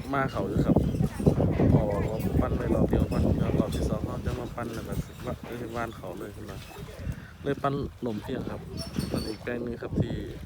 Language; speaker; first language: Thai; native; Thai